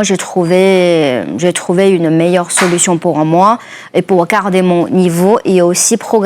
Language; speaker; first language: French; non-native, fluent; Chinese